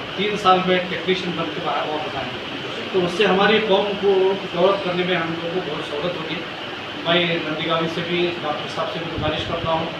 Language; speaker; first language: Urdu; native; Urdu